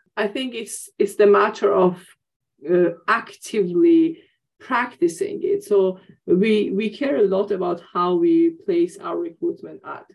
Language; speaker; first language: English; non-native, fluent; Persian